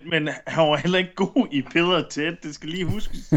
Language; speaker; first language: Danish; native; Danish